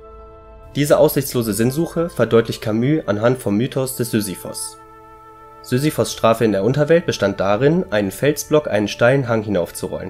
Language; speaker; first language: German; native; German